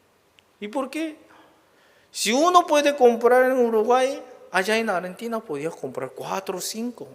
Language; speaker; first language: Spanish; non-native, learner; Korean